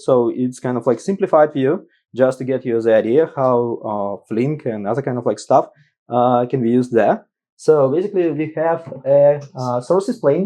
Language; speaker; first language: English; non-native, fluent; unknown